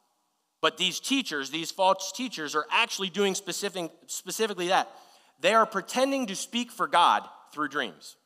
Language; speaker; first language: English; native; English